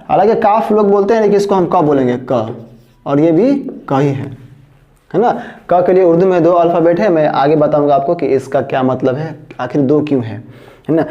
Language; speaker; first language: Hindi; native; Hindi